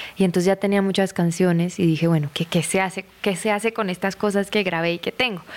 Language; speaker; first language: Spanish; native; Spanish